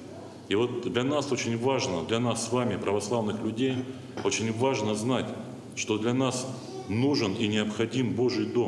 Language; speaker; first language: Russian; native; Russian